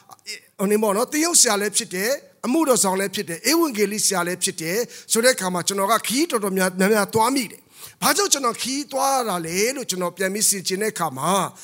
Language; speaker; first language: Burmese; non-native, local second language; S'gaw Karen